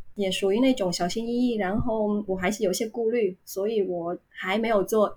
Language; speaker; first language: Chinese; non-native, fluent; Vietnamese